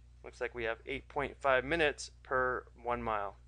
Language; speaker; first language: English; native; English